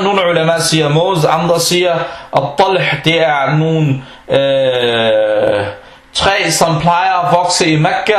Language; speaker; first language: Danish; non-native, local second language; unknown